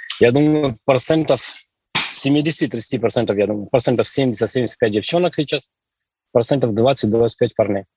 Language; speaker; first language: Russian; non-native, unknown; Hindi